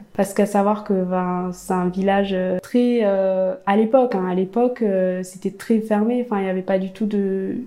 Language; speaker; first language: French; early bilingual, other home language; Amharic